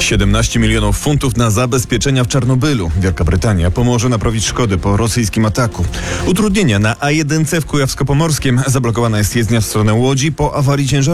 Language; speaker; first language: Polish; native; Polish